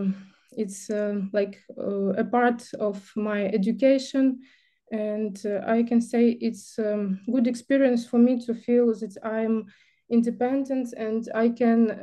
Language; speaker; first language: English; non-native, learner; Ukrainian